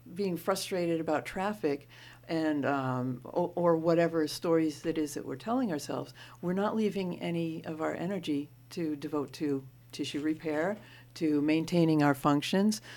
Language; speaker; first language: English; native; English